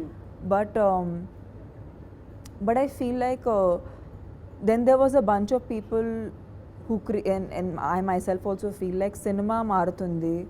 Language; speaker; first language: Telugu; non-native, fluent; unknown